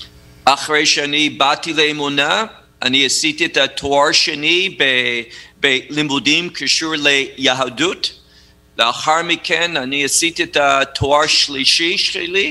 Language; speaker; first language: Hebrew; non-native, fluent; English